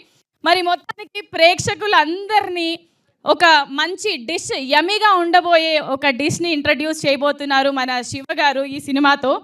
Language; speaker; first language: Telugu; native; Telugu